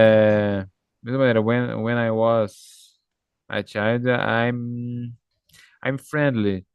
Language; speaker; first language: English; non-native, learner; Portuguese